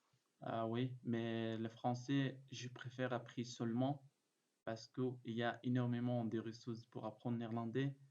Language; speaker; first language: French; non-native, learner; Arabic